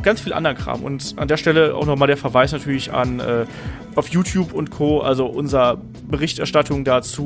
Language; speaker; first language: German; native; German